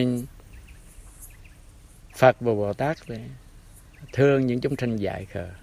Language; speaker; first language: Vietnamese; native; Vietnamese